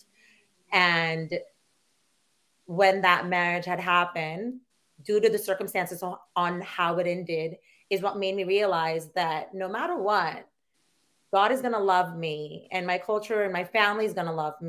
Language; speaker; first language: English; non-native, local second language; Filipino